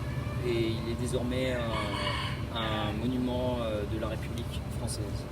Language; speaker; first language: French; native; French